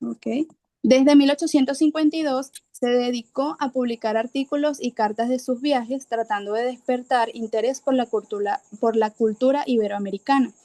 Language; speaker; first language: Spanish; native; Spanish